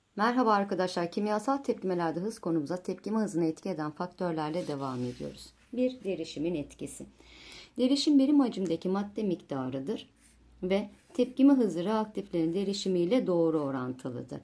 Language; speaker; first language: Turkish; native; Turkish